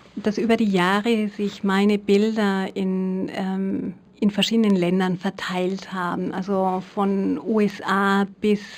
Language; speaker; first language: German; non-native, fluent; Spanish